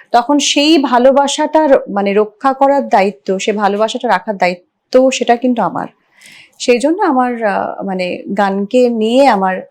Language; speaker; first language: Bangla; native; Bangla